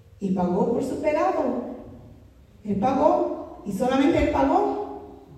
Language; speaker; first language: Spanish; non-native, fluent; English